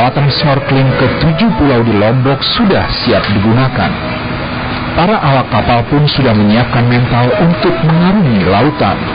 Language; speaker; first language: Indonesian; native; Indonesian